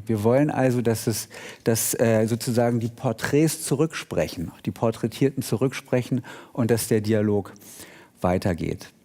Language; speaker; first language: German; native; German